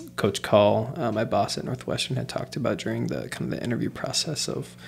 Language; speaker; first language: English; native; English